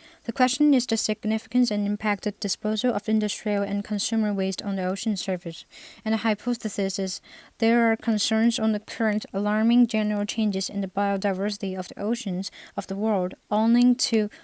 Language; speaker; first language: English; non-native, fluent; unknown